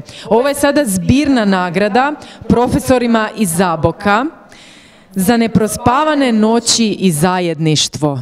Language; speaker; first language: Croatian; native; Croatian